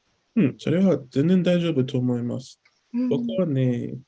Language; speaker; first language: Japanese; non-native, learner; English